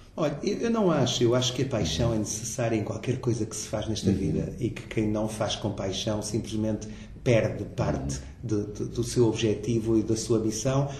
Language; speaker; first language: Portuguese; native; Portuguese